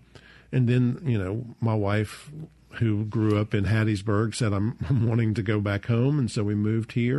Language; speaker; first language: English; native; English